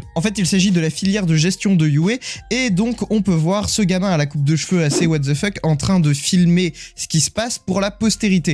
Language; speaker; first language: French; native; French